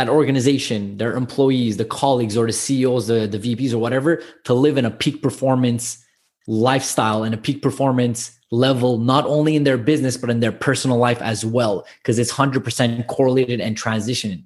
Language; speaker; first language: English; native; English